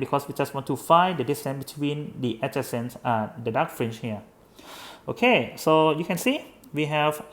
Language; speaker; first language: English; non-native, fluent; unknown